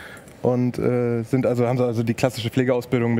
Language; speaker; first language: German; native; German